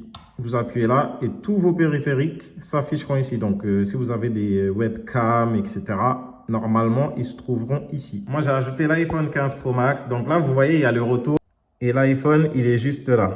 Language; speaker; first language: French; native; French